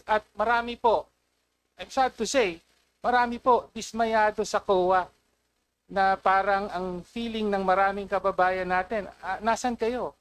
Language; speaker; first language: Filipino; native; Filipino